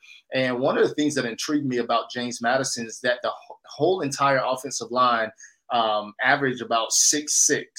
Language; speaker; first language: English; native; English